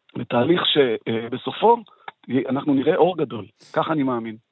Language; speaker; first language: Hebrew; native; Hebrew